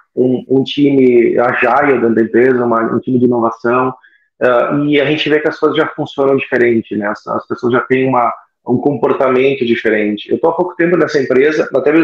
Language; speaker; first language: Portuguese; native; Portuguese